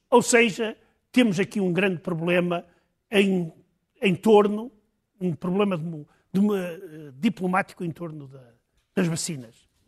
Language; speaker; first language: Portuguese; native; Portuguese